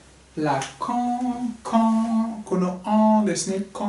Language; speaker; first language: Japanese; non-native, fluent; French